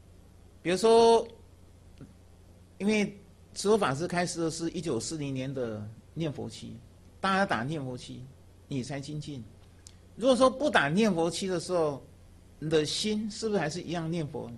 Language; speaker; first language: Chinese; native; Chinese